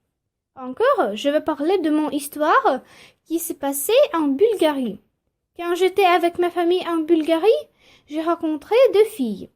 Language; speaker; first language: French; non-native, fluent; Russian